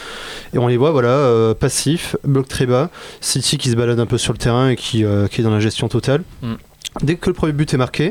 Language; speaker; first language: French; native; French